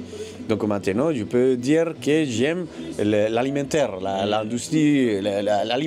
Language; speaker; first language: French; non-native, fluent; Spanish